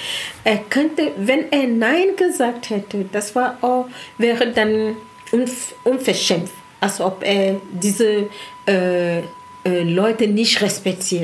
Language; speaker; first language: German; non-native, learner; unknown